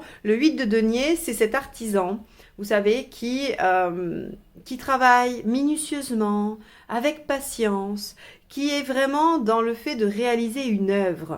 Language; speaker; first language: French; native; French